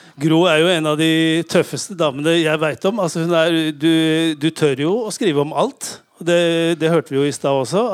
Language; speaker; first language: Norwegian; native; Norwegian